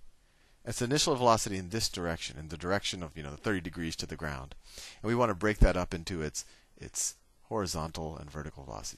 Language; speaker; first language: English; native; English